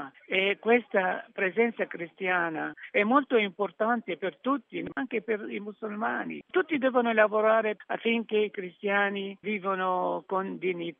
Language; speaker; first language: Italian; non-native, fluent; Arabic